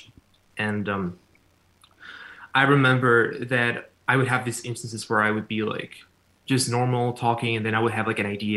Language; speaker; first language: English; non-native, fluent; Spanish